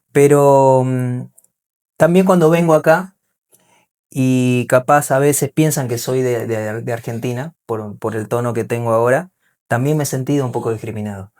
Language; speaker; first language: Spanish; native; Spanish